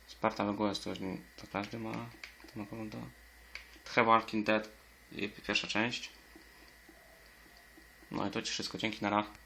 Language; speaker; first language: Polish; native; Polish